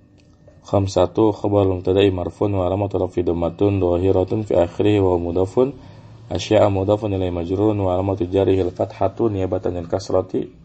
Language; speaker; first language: Arabic; non-native, fluent; Indonesian